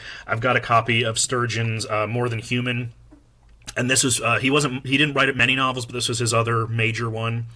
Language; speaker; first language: English; native; English